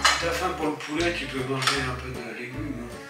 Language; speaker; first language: French; native; French